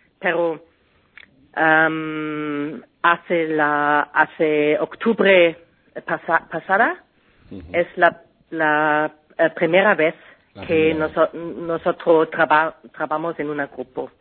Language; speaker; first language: Spanish; non-native, learner; German